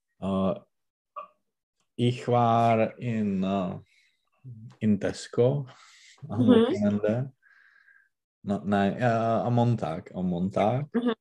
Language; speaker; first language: German; non-native, learner; Czech